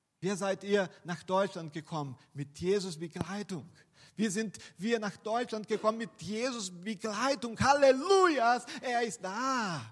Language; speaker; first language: German; non-native, fluent; Portuguese